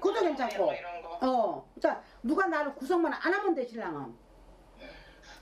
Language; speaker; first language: Korean; native; Korean